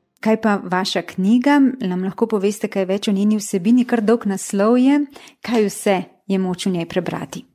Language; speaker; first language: Slovenian; native; Slovenian